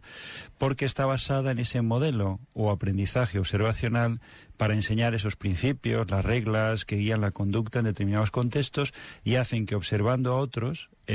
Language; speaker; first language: Spanish; native; Spanish